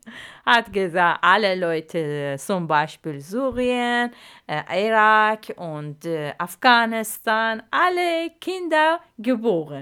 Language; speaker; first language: German; non-native, learner; Arabic